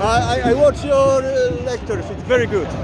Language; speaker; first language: English; non-native, fluent; Polish